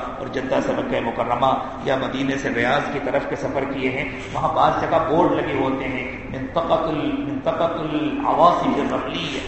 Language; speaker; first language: Urdu; native; Urdu